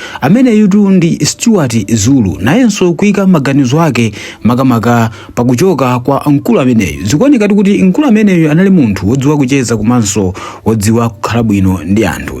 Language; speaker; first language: Nyanja; native; Nyanja